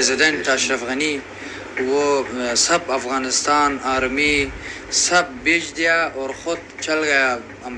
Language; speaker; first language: Hindi; non-native, learner; Persian